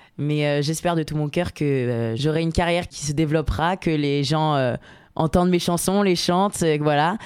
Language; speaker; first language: French; native; French